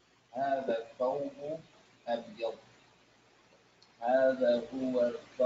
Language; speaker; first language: Arabic; non-native, learner; English